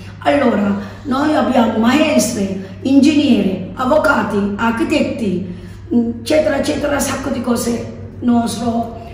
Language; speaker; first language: Italian; non-native, learner; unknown